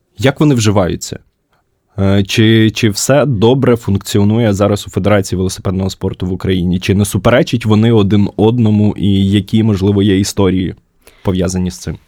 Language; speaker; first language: Ukrainian; native; Ukrainian